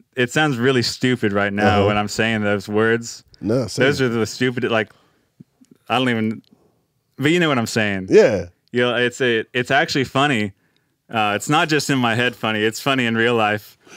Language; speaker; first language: English; native; English